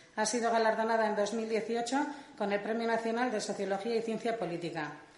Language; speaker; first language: Spanish; non-native, local second language; Basque